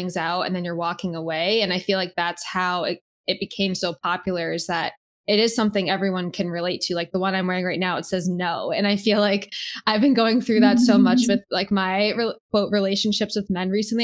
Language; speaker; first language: English; native; English